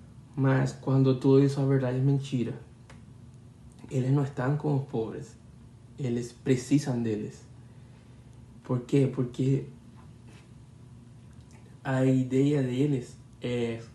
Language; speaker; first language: Portuguese; non-native, learner; Spanish